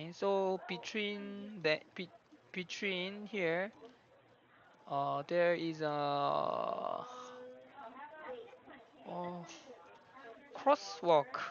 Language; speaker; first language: English; non-native, learner; Korean